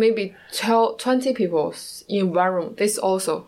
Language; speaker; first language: English; non-native, learner; Chinese